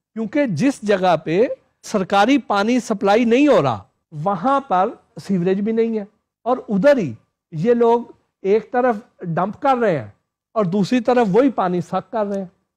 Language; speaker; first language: Urdu; non-native, local second language; Punjabi